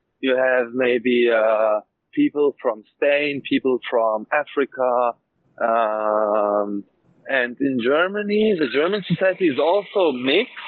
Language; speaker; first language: English; non-native, learner; German